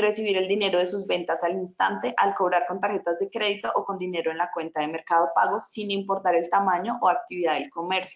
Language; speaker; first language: Spanish; native; Spanish